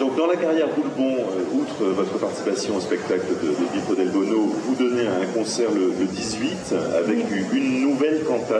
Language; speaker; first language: French; native; French